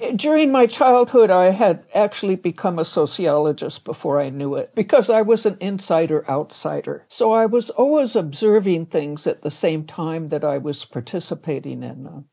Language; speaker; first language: English; native; English